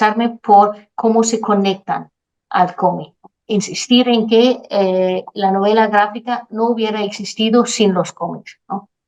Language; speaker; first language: Spanish; non-native, fluent; Danish